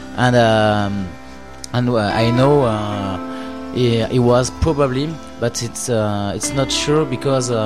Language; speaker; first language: English; non-native, learner; French